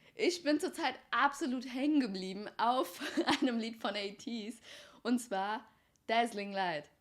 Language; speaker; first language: German; early bilingual, other home language; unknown